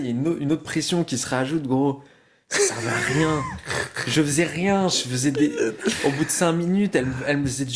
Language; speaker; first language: French; native; French